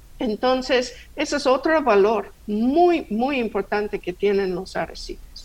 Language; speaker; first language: Spanish; non-native, fluent; English